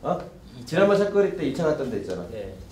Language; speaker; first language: Korean; native; Korean